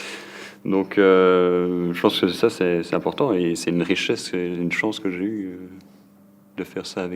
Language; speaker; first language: French; native; French